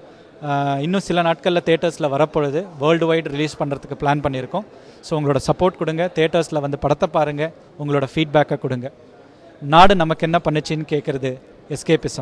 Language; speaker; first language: Tamil; native; Tamil